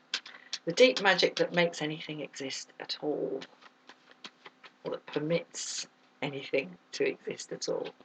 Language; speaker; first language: English; native; English